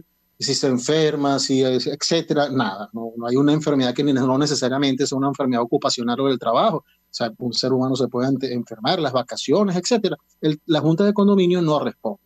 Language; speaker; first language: Spanish; native; Spanish